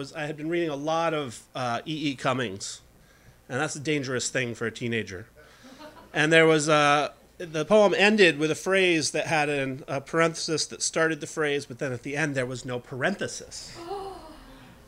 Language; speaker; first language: English; native; English